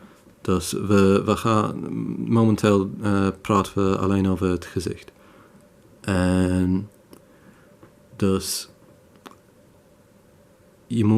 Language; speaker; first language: Dutch; non-native, fluent; English